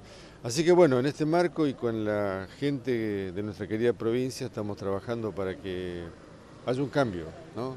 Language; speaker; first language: Spanish; native; Spanish